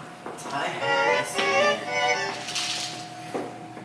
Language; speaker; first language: Japanese; non-native, learner; English